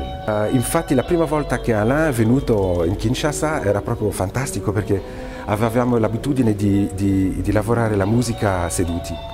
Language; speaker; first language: Italian; non-native, fluent; French